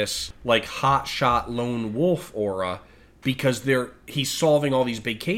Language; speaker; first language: English; native; English